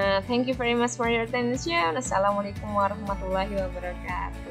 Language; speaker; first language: English; non-native, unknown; Indonesian